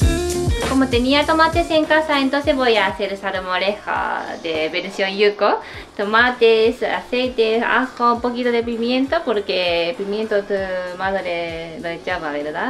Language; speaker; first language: Spanish; non-native, fluent; Japanese